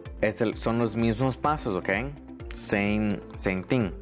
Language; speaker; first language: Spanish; early bilingual, heritage; Spanish